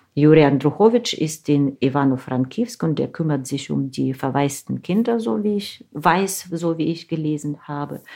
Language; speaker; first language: German; non-native, fluent; Ukrainian